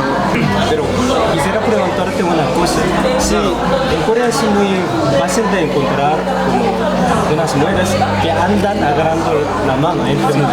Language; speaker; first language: Spanish; non-native, fluent; Korean